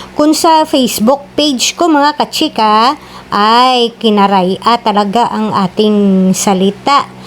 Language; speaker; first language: Filipino; non-native, local second language; Kinaray-a